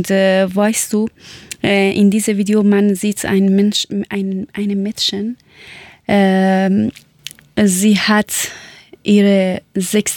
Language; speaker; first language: German; non-native, learner; Persian